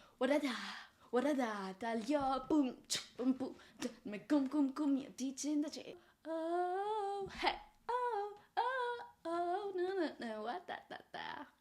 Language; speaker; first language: German; early bilingual, other home language; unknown